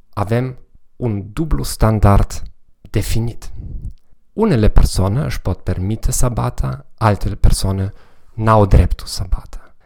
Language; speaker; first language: Romanian; non-native, fluent; German